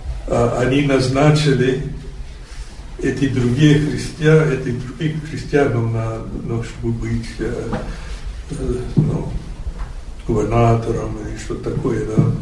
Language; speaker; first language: Russian; non-native, fluent; English